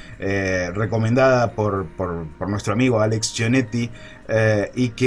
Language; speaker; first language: Spanish; native; Spanish